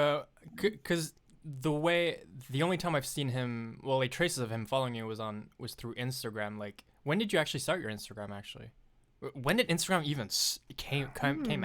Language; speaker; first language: English; non-native, fluent; French